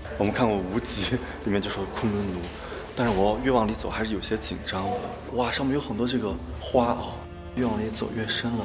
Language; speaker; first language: Chinese; native; Chinese